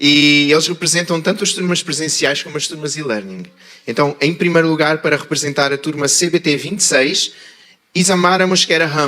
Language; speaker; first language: Portuguese; native; Portuguese